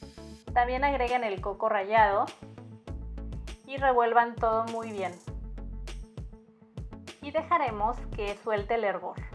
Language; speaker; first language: Spanish; native; Spanish